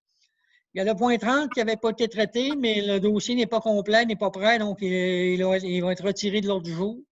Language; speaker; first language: French; native; French